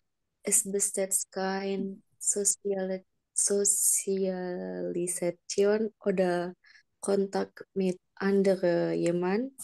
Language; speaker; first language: German; non-native, learner; Indonesian